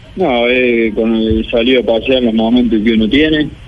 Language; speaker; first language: Spanish; native; Spanish